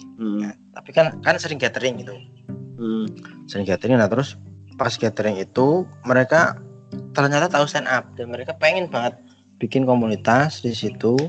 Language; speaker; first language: Indonesian; native; Indonesian